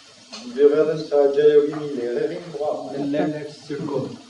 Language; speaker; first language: German; non-native, fluent; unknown